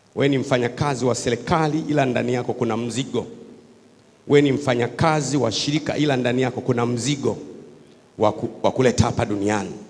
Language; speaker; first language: Swahili; native; Swahili